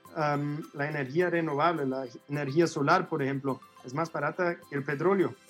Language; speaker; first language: Spanish; non-native, fluent; German